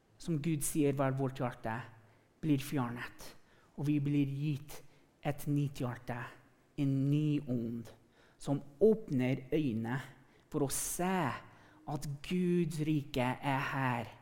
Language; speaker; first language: Norwegian; non-native, fluent; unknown